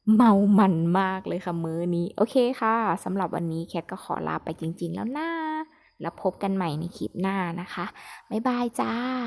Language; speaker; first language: Thai; native; Thai